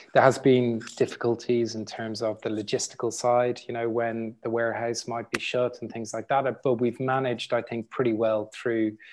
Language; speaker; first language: English; native; English